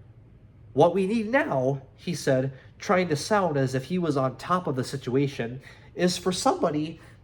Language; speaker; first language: English; native; English